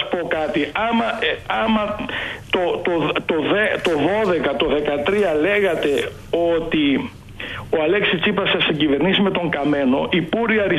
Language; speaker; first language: Greek; native; Greek